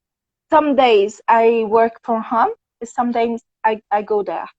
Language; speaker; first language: English; non-native, fluent; Portuguese